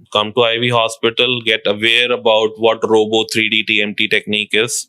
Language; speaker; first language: English; non-native, local second language; Hindi